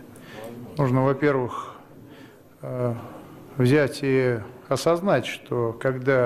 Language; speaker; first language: Russian; native; Russian